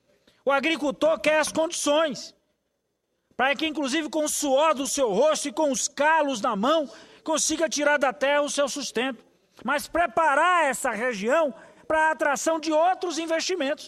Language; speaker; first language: Portuguese; native; Portuguese